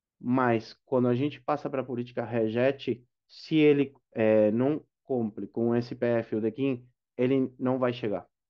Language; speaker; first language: Portuguese; non-native, fluent; Spanish